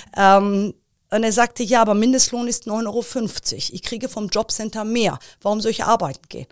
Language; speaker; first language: German; early bilingual, other home language; Persian